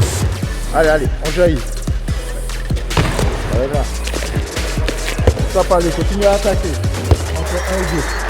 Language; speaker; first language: French; native; French